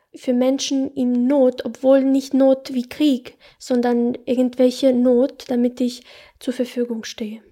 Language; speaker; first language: German; non-native, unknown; Bosnian